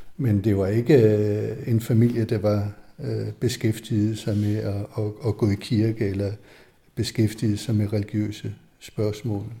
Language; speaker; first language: Danish; native; Danish